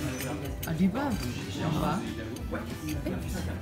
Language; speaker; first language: French; non-native, learner; Japanese